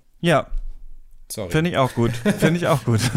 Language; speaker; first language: German; native; German